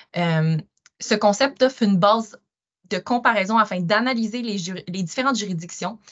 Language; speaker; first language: French; native; French